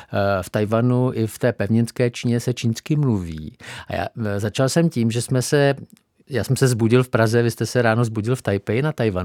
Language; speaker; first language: Czech; native; Czech